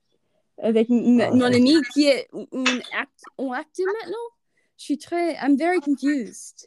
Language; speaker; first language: French; non-native, learner; English